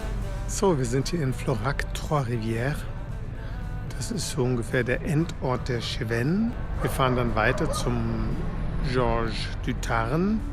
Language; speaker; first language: German; native; German